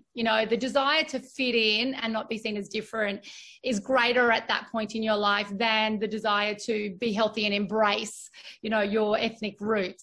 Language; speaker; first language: English; native; English